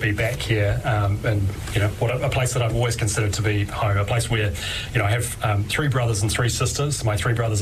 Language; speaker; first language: English; native; English